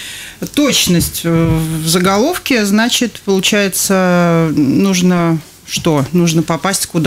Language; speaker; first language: Russian; native; Russian